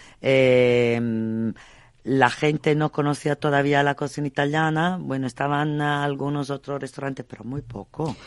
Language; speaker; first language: Spanish; non-native, fluent; Italian